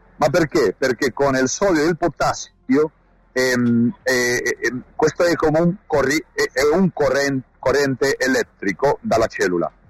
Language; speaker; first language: Italian; non-native, learner; Spanish